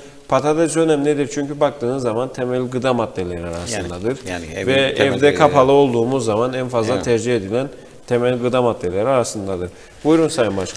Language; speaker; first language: Turkish; native; Turkish